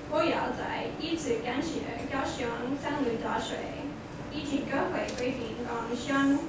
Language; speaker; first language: Chinese; non-native, learner; English